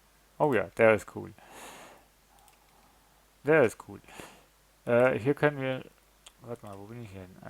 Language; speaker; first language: German; native; German